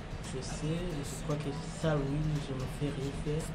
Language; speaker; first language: French; non-native, learner; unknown